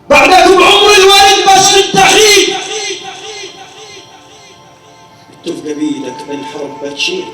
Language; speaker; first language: Arabic; native; Arabic